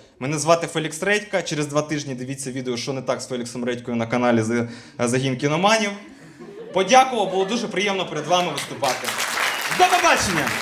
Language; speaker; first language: Ukrainian; non-native, local second language; Russian